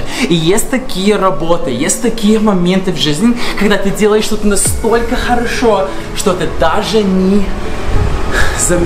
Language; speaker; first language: Russian; non-native, fluent; English